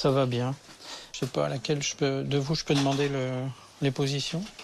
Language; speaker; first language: French; native; French